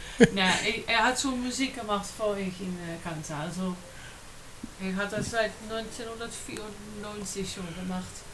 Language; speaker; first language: German; non-native, fluent; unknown